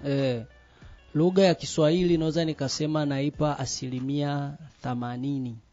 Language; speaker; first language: Swahili; non-native, local second language; Rundi